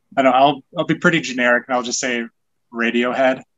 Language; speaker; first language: English; native; English